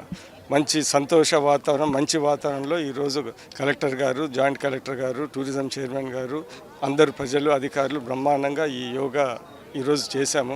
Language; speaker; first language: Telugu; native; Telugu